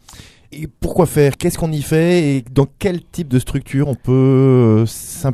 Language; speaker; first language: French; native; French